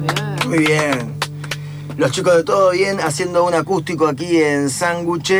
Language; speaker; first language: Spanish; native; Spanish